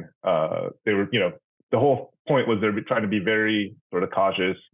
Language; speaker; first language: English; native; English